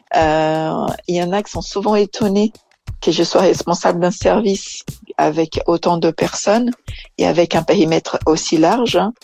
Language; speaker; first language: French; non-native, fluent; Portuguese